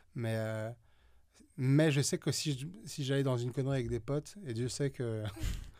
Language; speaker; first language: French; native; French